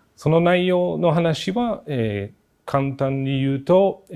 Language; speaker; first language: Japanese; non-native, fluent; English